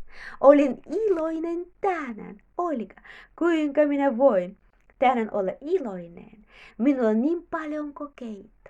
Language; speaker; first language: Finnish; non-native, learner; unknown